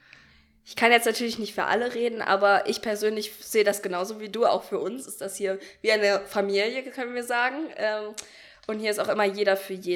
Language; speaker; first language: German; native; German